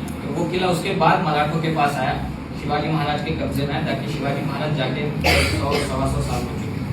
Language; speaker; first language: Hindi; non-native, local second language; Marathi